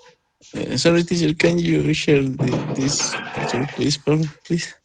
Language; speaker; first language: English; non-native, learner; Spanish